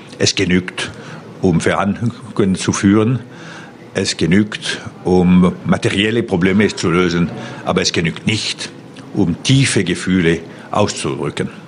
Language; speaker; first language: German; non-native, local second language; French